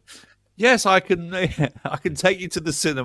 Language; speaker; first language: English; native; English